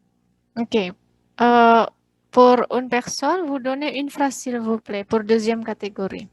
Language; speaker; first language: French; non-native, fluent; Indonesian